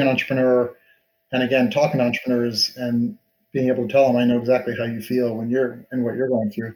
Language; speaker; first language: English; native; English